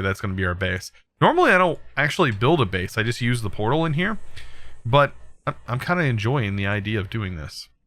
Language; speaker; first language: English; native; English